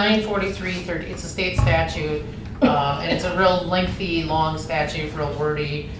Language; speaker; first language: English; native; English